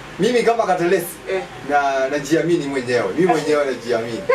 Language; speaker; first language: Swahili; non-native, local second language; Kamba